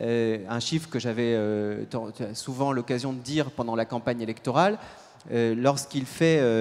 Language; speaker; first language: French; native; French